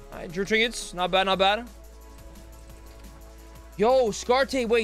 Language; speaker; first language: English; non-native, fluent; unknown